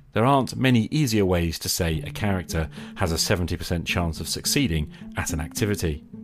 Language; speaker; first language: English; native; English